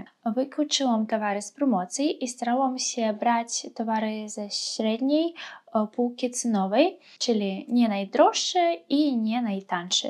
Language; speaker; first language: Polish; non-native, fluent; Russian